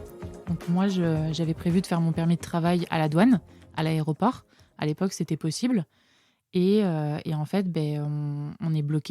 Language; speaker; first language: French; native; French